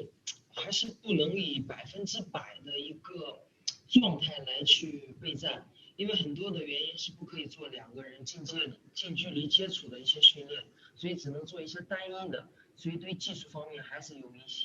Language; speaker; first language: Chinese; native; Chinese